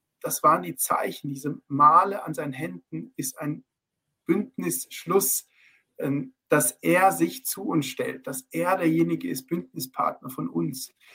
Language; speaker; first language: German; early bilingual, heritage; German